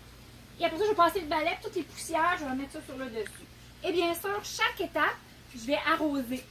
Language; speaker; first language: French; native; French